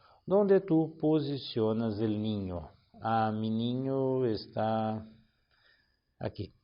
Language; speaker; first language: Spanish; non-native, learner; Portuguese